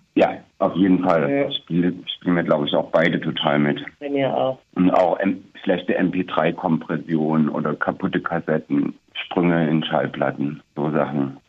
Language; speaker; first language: German; non-native, fluent; English